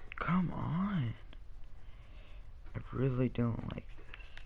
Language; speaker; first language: English; native; English